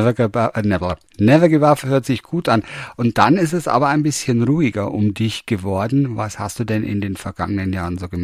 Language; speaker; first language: German; native; German